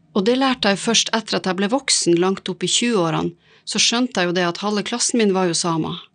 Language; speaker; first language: Norwegian; native; Norwegian